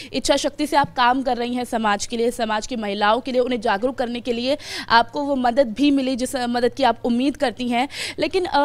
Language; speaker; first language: Hindi; native; Hindi